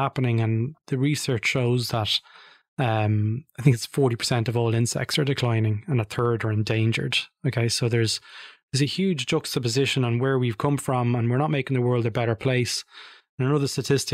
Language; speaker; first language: English; native; English